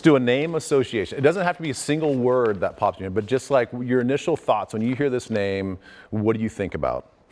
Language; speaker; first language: English; native; English